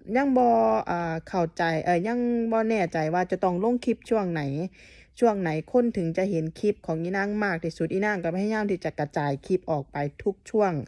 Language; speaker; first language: Thai; native; Thai